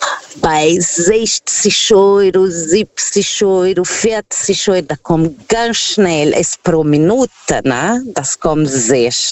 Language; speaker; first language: German; non-native, fluent; Portuguese